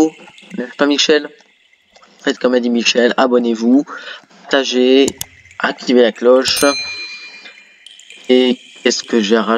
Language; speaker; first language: French; native; French